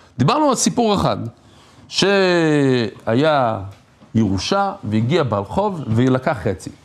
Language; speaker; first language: Hebrew; non-native, fluent; English